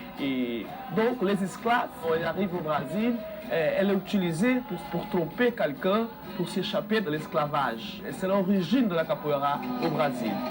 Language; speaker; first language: French; non-native, fluent; Portuguese